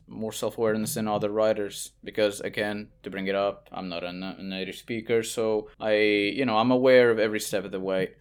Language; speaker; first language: English; non-native, fluent; Portuguese